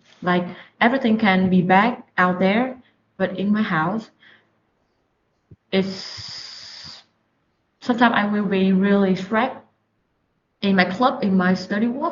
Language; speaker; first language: English; non-native, learner; Vietnamese